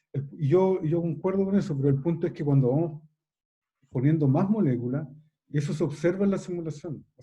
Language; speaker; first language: Spanish; native; Spanish